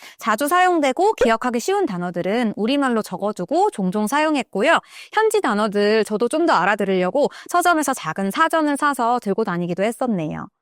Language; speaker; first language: Korean; native; Korean